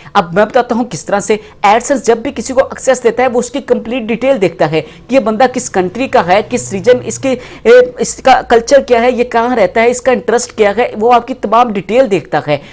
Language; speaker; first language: Urdu; non-native, local second language; Punjabi